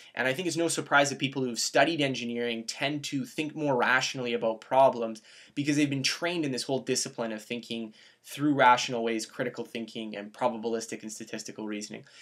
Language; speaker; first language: English; native; English